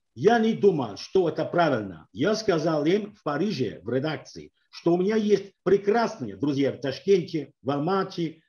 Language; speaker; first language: Russian; non-native, learner; French